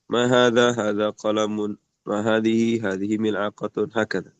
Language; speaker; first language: Arabic; non-native, fluent; Indonesian